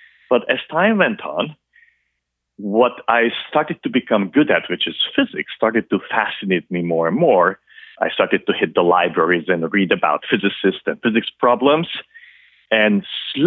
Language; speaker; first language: English; non-native, fluent; Hungarian